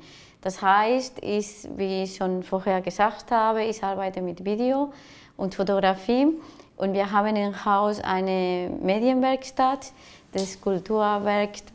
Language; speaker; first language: German; non-native, fluent; Spanish